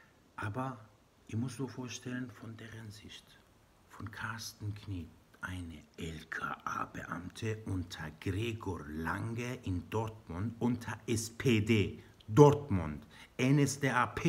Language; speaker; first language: German; non-native, learner; Persian